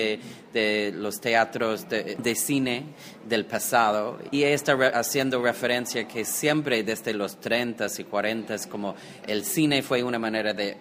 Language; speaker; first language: Spanish; non-native, fluent; English